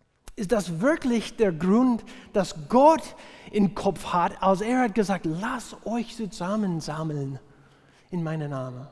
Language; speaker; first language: German; non-native, fluent; English